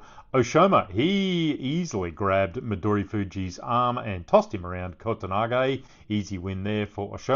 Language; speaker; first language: English; native; English